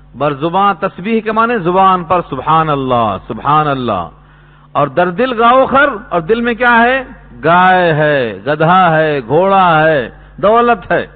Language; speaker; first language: Urdu; native; Urdu